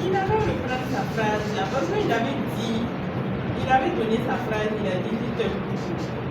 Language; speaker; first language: French; non-native, fluent; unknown